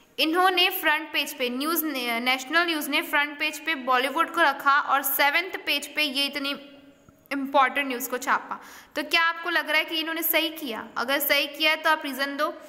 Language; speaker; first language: Hindi; native; Hindi